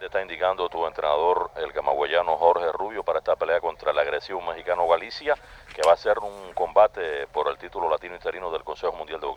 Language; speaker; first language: Spanish; native; Spanish